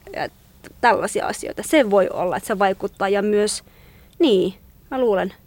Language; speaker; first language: Finnish; non-native, fluent; Kurdish